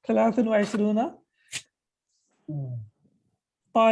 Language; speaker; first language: Arabic; non-native, fluent; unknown